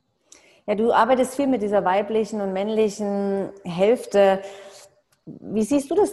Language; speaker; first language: German; native; German